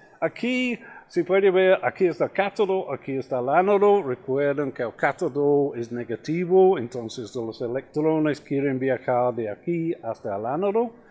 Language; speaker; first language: Spanish; non-native, fluent; English